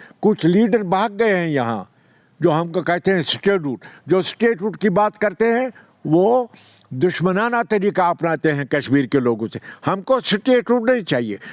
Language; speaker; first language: Urdu; non-native, local second language; Kashmiri